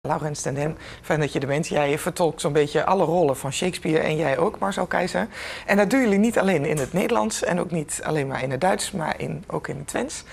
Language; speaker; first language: Dutch; native; Dutch